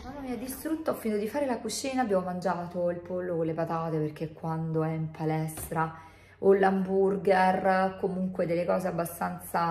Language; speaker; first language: Italian; native; Italian